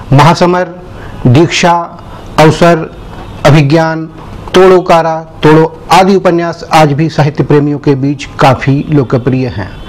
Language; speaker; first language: Hindi; native; Hindi